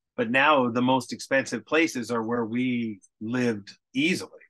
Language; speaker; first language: English; native; English